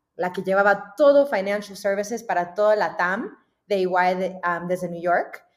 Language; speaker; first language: Spanish; early bilingual, heritage; Spanish